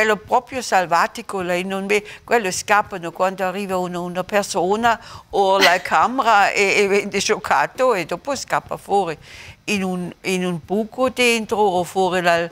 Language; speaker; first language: Italian; non-native, learner; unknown